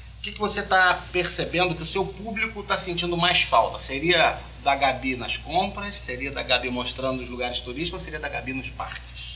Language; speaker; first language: Portuguese; native; Portuguese